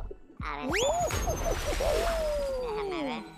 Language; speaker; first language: Spanish; native; Spanish